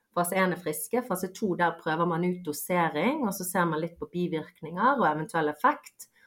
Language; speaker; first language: Norwegian; early bilingual, other home language; Bosnian